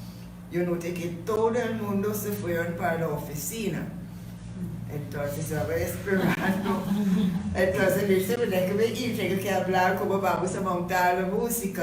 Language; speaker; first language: Spanish; non-native, fluent; English